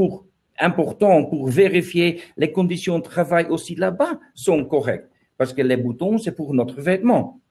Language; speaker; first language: French; non-native, learner; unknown